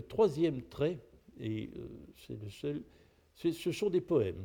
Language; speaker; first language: French; native; French